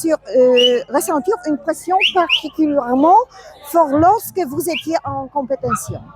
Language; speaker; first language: French; non-native, learner; Polish